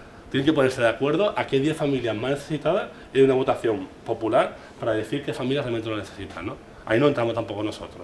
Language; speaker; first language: Spanish; native; Spanish